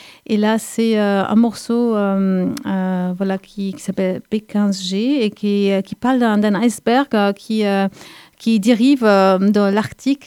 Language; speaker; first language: French; non-native, fluent; German